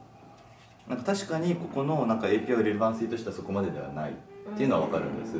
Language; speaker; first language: Japanese; native; Japanese